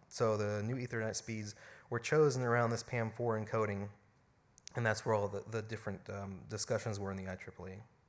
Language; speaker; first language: English; early bilingual, other home language; German